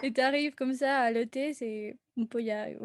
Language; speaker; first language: French; non-native, fluent; Spanish